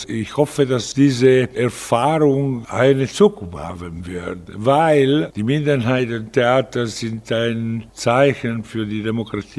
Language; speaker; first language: German; non-native, fluent; Italian